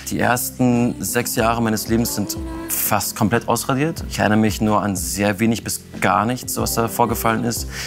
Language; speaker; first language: German; early bilingual, other home language; Russian